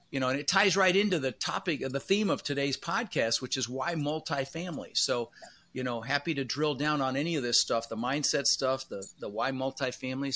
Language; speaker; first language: English; early bilingual, other home language; Dutch